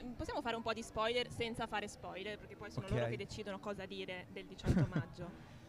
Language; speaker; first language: Italian; native; Italian